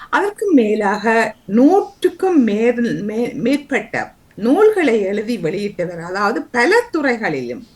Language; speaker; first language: Tamil; native; Tamil